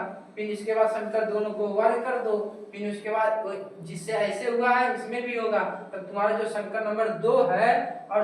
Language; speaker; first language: Hindi; native; Hindi